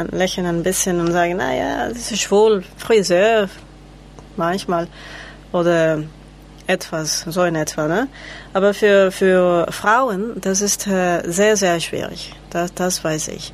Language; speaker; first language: German; non-native, learner; Spanish